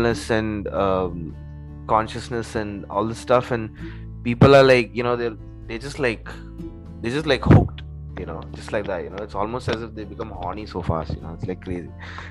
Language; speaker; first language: English; native; English